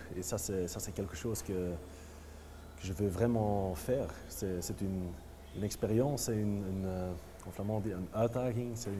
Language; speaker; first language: French; non-native, local second language; Dutch